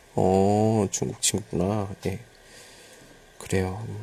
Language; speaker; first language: Korean; native; Korean